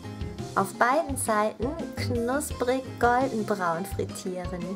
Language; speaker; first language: German; native; German